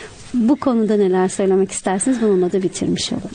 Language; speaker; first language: Turkish; native; Turkish